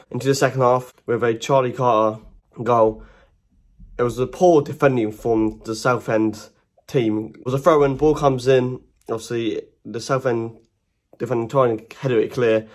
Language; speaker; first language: English; native; English